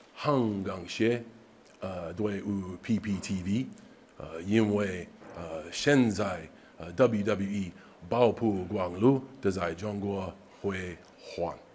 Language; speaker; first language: Chinese; non-native, learner; English